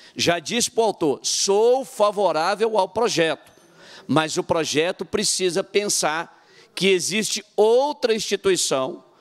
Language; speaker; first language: Portuguese; native; Portuguese